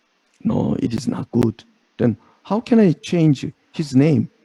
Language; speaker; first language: English; non-native, fluent; Korean